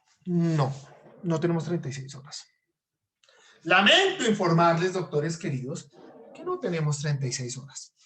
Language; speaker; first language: Spanish; native; Spanish